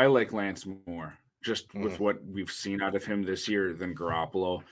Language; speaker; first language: English; native; English